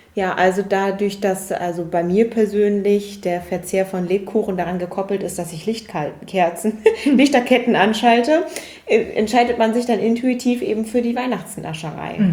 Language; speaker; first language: German; native; German